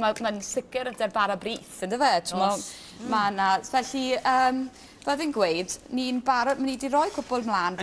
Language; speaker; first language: Welsh; native; Welsh